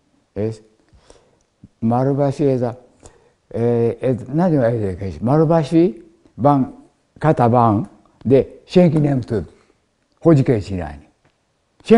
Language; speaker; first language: Hungarian; non-native, learner; Japanese